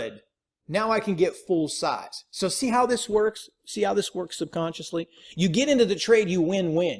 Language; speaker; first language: English; native; English